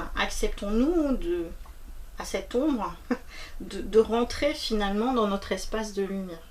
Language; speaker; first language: French; native; French